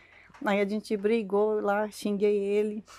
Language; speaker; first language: Portuguese; non-native, learner; Arabic